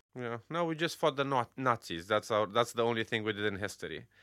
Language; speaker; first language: English; non-native, fluent; Romanian